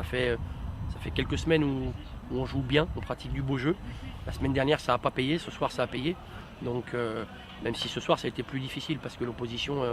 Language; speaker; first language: French; native; French